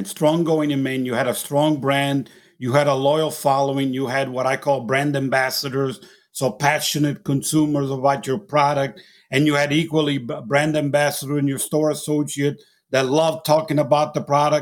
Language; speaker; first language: English; non-native, fluent; Italian